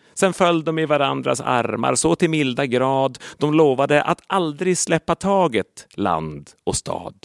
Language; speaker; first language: Swedish; native; Swedish